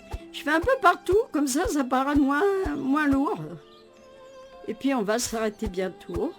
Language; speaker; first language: French; native; French